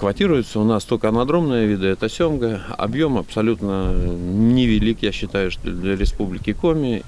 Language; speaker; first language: Russian; native; Russian